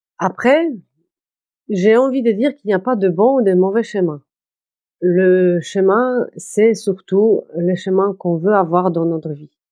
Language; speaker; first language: French; non-native, fluent; Polish